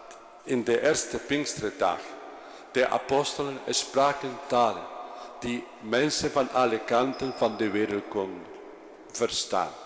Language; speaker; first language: Dutch; non-native, fluent; Spanish